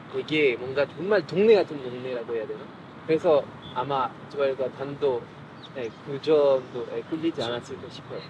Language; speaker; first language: Korean; non-native, fluent; French